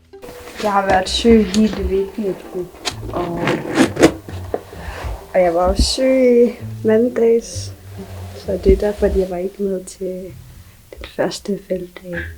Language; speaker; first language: Danish; non-native, local second language; Kalaallisut